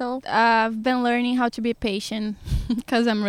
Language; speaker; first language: English; non-native, fluent; Portuguese